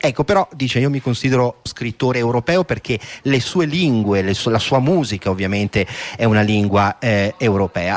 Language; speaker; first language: Italian; native; Italian